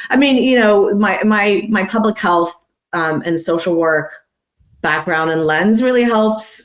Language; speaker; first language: English; non-native, fluent; Persian